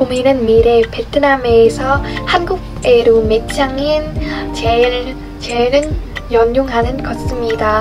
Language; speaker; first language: Korean; non-native, learner; Vietnamese